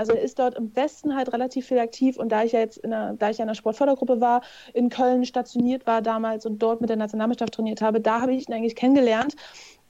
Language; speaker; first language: German; native; German